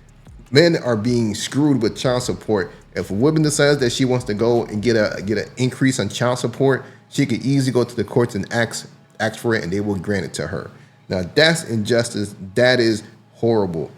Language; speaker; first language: English; native; English